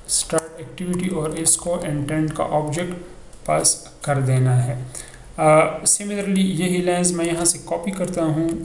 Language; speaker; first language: Urdu; non-native, local second language; Pashto